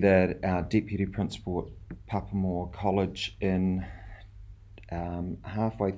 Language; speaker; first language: English; native; English